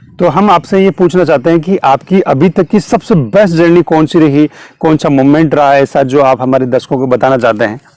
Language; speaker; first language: Hindi; native; Hindi